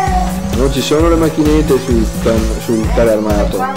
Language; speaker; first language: Italian; native; Italian